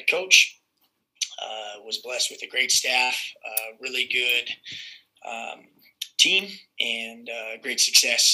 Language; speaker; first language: English; native; English